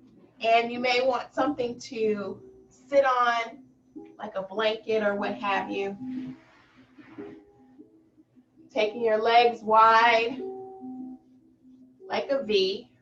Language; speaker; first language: English; native; English